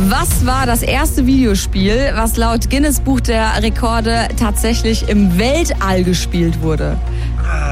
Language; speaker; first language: German; native; German